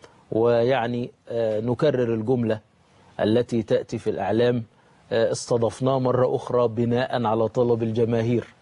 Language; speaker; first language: Arabic; native; Arabic